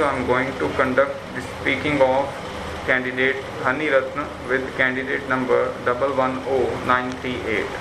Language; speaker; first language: English; non-native, local second language; Punjabi